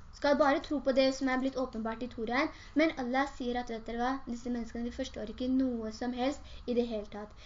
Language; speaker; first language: Norwegian; early bilingual, other home language; Urdu